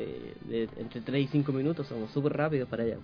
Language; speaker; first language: Spanish; native; Spanish